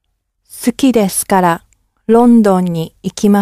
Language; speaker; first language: Japanese; non-native, learner; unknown